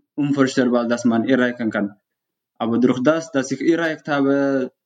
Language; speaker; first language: German; non-native, fluent; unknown